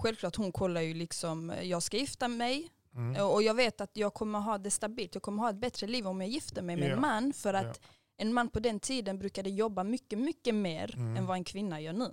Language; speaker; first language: Swedish; early bilingual, other home language; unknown